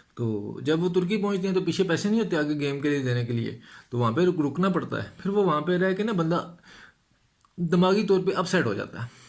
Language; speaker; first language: Urdu; non-native, local second language; Punjabi